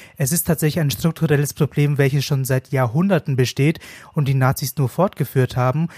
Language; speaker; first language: German; early bilingual, other home language; Vietnamese